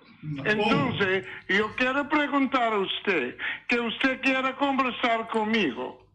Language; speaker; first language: Spanish; non-native, learner; Papiamento